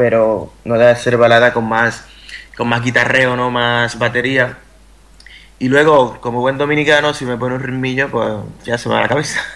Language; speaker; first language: Spanish; native; Spanish